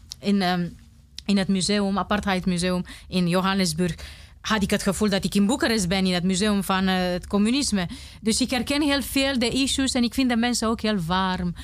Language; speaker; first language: Dutch; non-native, fluent; Romanian